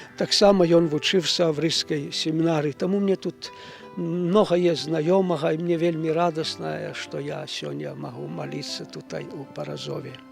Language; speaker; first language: Belarusian; native; Belarusian